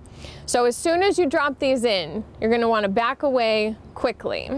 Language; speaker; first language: English; native; English